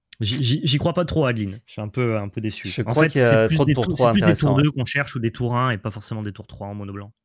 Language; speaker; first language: French; native; French